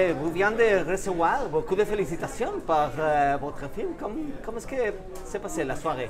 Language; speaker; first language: French; non-native, fluent; Spanish